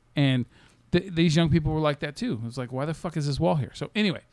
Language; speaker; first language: English; native; English